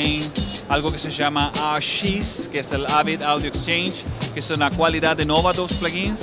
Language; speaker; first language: Portuguese; non-native, learner; Spanish